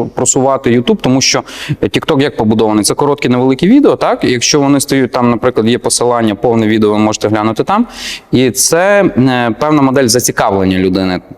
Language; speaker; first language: Ukrainian; native; Ukrainian